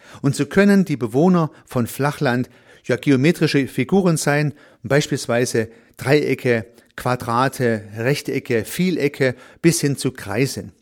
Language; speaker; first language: German; native; German